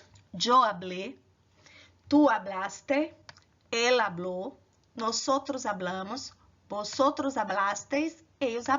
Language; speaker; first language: Spanish; non-native, learner; Portuguese